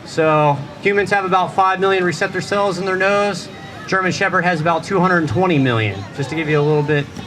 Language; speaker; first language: English; native; English